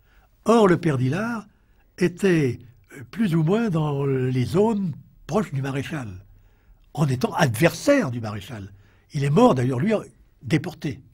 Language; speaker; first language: French; native; French